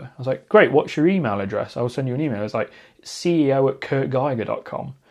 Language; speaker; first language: English; native; English